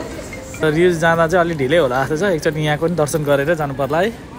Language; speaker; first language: Nepali; native; Nepali